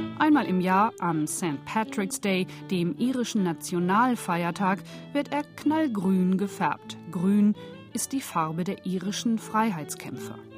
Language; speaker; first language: German; native; German